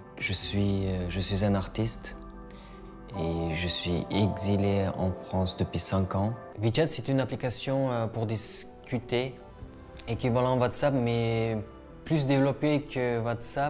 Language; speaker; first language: French; non-native, fluent; Uyghur